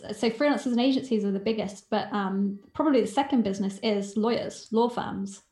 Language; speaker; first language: English; native; English